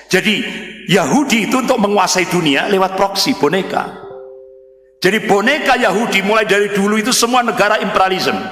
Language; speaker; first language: Indonesian; non-native, local second language; Javanese